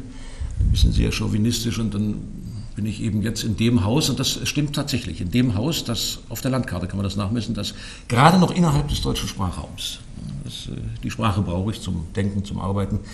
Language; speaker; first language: German; native; German